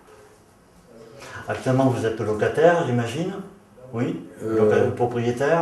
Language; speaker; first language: French; native; French